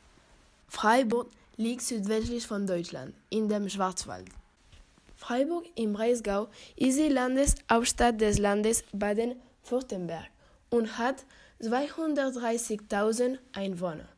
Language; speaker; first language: German; non-native, learner; French